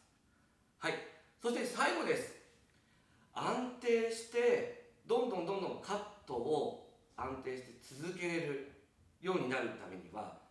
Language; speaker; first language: Japanese; native; Japanese